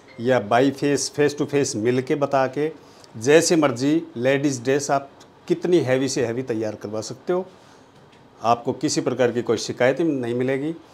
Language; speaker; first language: Hindi; non-native, local second language; Punjabi